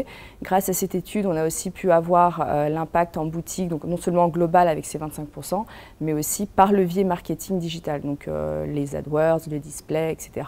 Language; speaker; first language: French; native; French